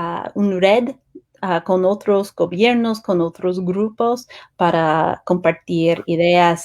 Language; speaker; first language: Spanish; non-native, fluent; English